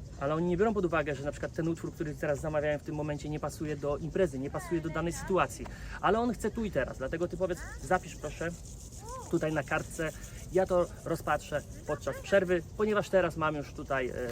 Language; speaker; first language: Polish; native; Polish